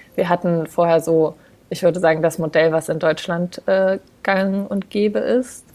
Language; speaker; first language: German; native; German